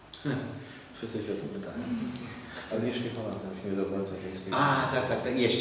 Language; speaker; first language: Polish; non-native, learner; English